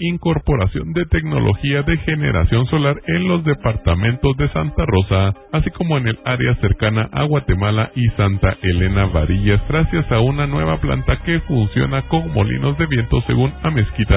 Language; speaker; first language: Spanish; native; Spanish